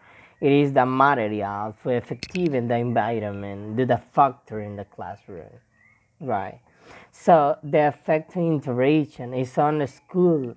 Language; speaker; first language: English; non-native, learner; Spanish